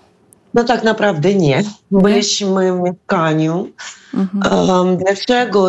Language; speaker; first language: Polish; non-native, fluent; Ukrainian